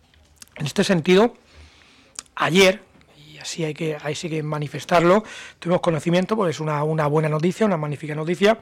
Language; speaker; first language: Spanish; native; Spanish